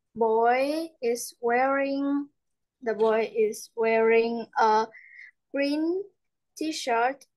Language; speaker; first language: English; non-native, learner; Vietnamese